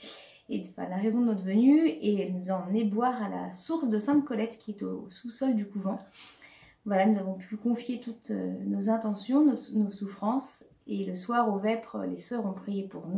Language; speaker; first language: French; native; French